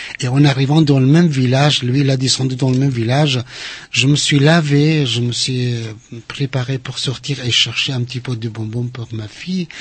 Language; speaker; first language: French; non-native, fluent; Central Kurdish